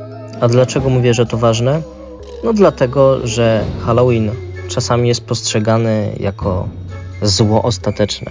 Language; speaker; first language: Polish; native; Polish